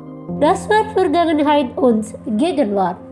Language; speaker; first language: German; non-native, fluent; Indonesian